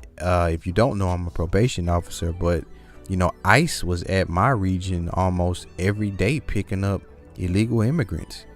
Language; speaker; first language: English; native; English